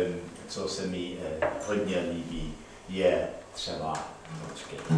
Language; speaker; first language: Czech; non-native, fluent; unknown